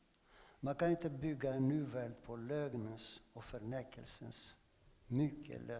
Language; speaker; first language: Swedish; non-native, fluent; Greek